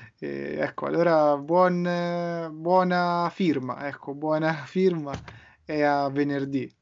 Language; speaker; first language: Italian; native; Italian